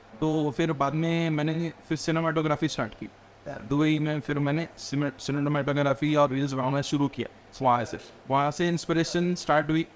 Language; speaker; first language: Hindi; native; Hindi